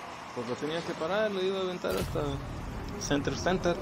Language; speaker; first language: Spanish; early bilingual, heritage; Spanish